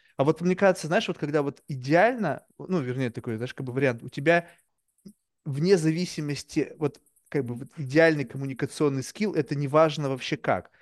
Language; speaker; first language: Russian; native; Russian